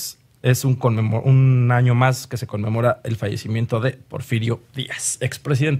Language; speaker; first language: Spanish; native; Spanish